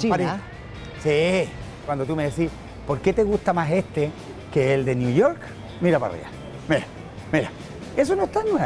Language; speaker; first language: Spanish; native; Spanish